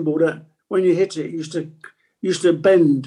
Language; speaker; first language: English; non-native, local second language; Italian